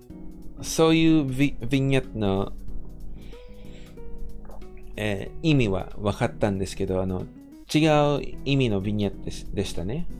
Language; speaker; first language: Japanese; non-native, fluent; English